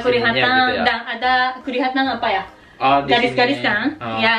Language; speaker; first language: Indonesian; non-native, fluent; Japanese